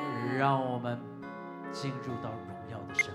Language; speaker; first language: Chinese; native; Chinese